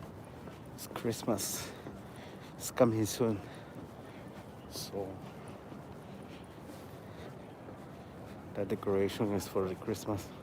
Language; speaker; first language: English; non-native, learner; Spanish